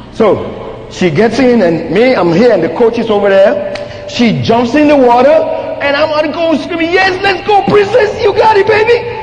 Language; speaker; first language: English; non-native, local second language; Akan